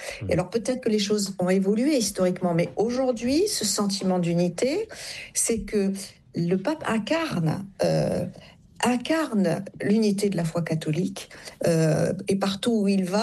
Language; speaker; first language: French; native; French